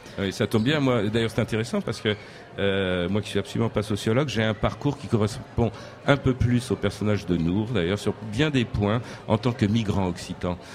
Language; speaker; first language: French; native; French